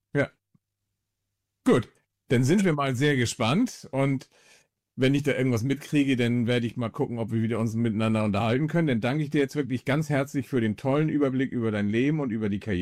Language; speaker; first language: German; native; German